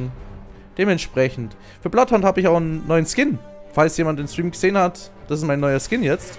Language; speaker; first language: German; native; German